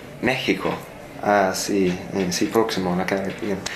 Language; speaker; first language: Spanish; non-native, learner; English